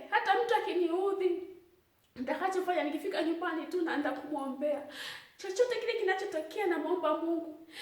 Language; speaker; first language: Swahili; native; Swahili